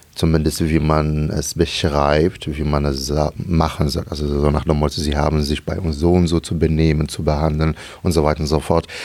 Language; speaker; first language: German; non-native, fluent; Arabic